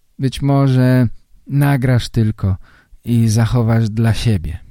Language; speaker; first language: Polish; native; Polish